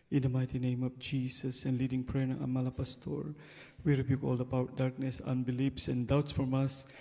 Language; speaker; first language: English; non-native, local second language; Filipino